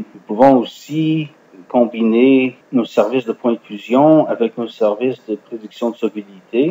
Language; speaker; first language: French; non-native, fluent; English